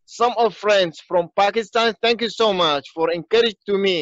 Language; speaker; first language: English; non-native, learner; Arabic